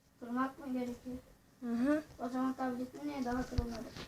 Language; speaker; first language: Turkish; native; Turkish